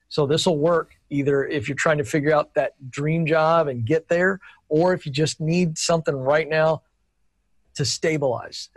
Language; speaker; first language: English; native; English